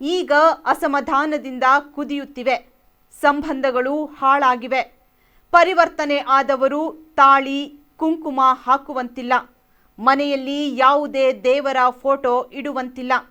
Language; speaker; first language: Kannada; native; Kannada